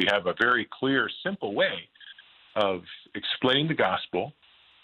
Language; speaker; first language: English; native; English